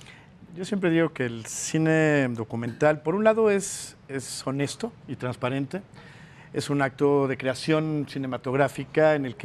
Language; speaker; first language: Spanish; native; Spanish